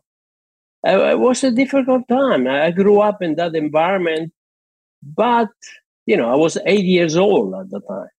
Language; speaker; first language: English; non-native, fluent; Spanish